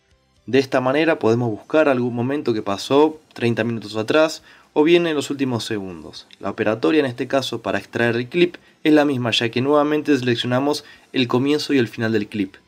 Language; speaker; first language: Spanish; native; Spanish